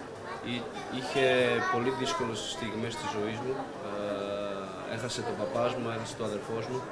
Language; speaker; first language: Greek; non-native, fluent; Portuguese